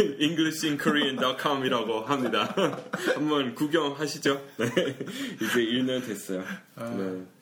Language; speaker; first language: Korean; early bilingual, heritage; Korean